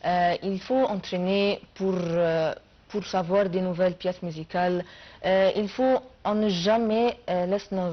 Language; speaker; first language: French; non-native, fluent; Arabic